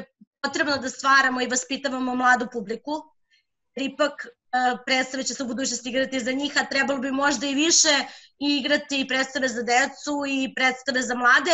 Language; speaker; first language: Serbian; native; Serbian